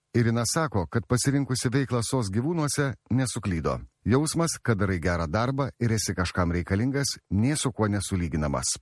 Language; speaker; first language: Lithuanian; native; Lithuanian